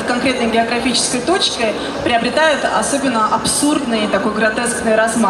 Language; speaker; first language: Russian; native; Russian